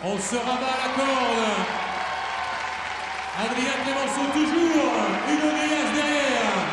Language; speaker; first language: French; native; French